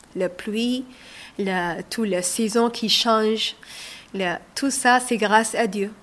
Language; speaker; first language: French; non-native, learner; Somali